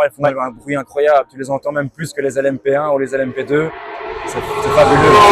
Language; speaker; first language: French; native; French